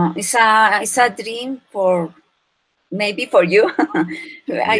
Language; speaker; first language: English; non-native, learner; Spanish